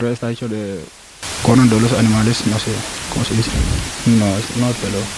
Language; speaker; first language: Spanish; non-native, learner; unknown